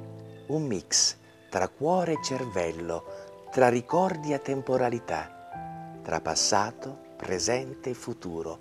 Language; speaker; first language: Italian; native; Italian